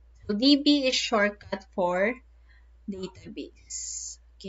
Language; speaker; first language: English; non-native, local second language; Filipino